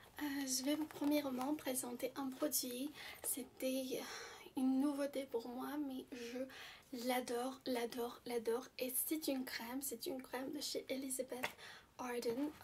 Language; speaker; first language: French; non-native, fluent; Armenian